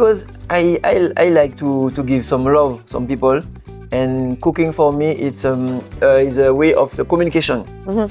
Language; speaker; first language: English; non-native, learner; French